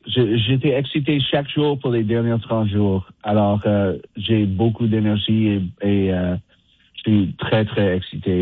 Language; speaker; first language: French; non-native, fluent; English